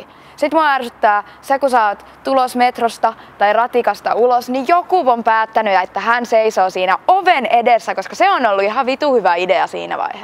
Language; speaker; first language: Finnish; native; Finnish